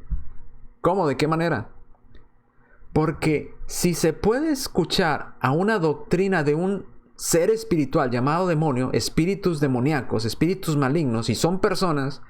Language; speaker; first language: Spanish; native; Spanish